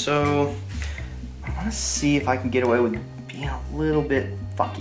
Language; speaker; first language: English; native; English